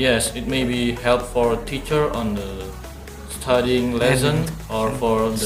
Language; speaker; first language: English; non-native, learner; Indonesian